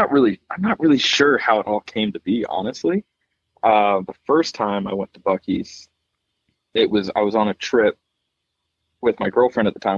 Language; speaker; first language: English; native; English